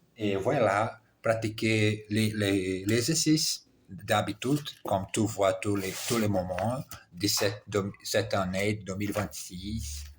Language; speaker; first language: French; non-native, learner; Portuguese